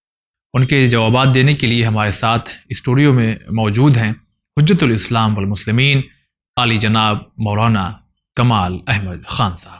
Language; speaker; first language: Urdu; native; Urdu